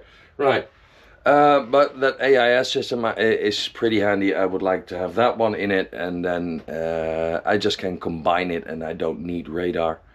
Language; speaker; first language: English; non-native, fluent; Dutch